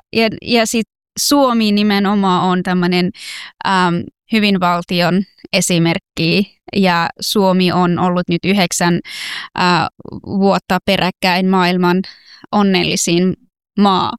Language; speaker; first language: Finnish; non-native, fluent; Persian